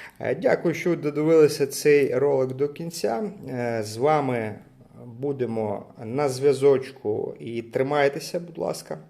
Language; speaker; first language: Ukrainian; non-native, local second language; Russian